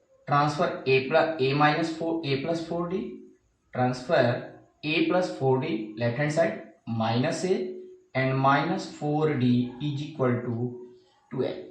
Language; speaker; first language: English; non-native, local second language; Hindi